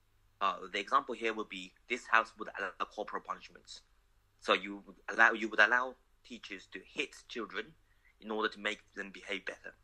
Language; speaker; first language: English; non-native, fluent; Japanese